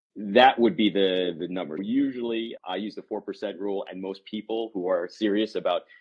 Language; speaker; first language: English; native; English